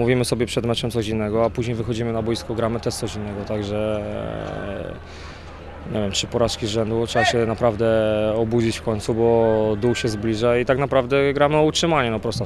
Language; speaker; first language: Polish; native; Polish